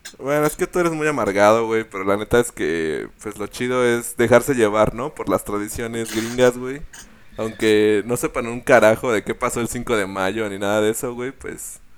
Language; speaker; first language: Spanish; native; Spanish